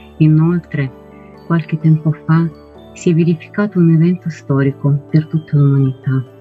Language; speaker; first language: Italian; non-native, fluent; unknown